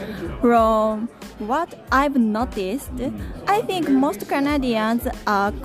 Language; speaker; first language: English; non-native, learner; Japanese